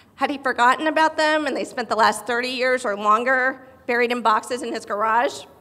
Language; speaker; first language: English; native; English